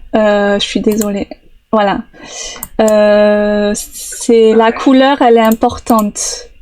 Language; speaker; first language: French; native; French